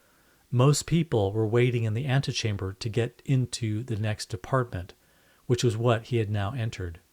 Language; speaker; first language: English; native; English